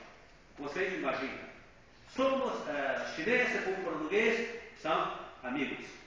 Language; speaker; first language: Portuguese; non-native, fluent; Chinese